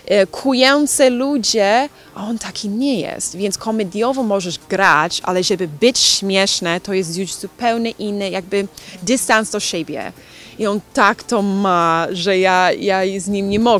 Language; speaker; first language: Polish; non-native, learner; English